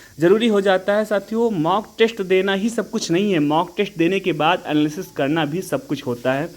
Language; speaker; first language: Hindi; native; Hindi